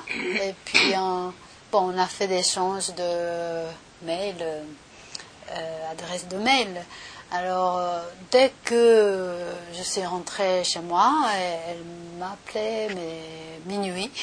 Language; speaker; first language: French; non-native, learner; Japanese